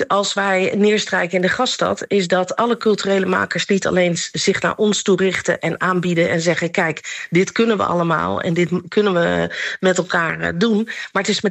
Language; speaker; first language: Dutch; non-native, fluent; Nepali